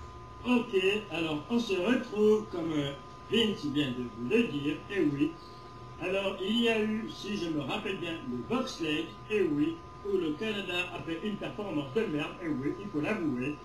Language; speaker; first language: French; native; French